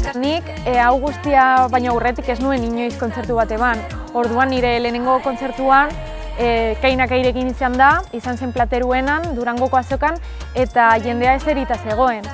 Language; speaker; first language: Basque; non-native, local second language; Spanish